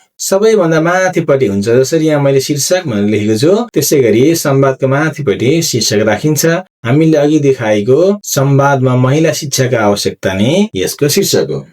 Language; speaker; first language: Nepali; native; Nepali